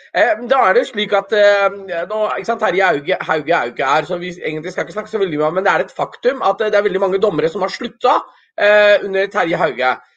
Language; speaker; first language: Norwegian; early bilingual, other home language; Urdu